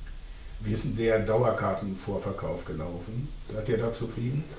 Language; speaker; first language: German; native; German